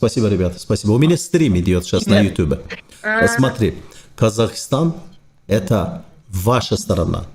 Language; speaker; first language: Russian; non-native, fluent; Turkish